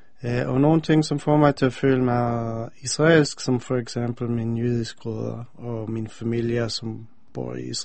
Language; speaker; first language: Danish; non-native, fluent; English